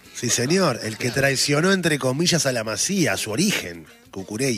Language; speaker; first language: Spanish; native; Spanish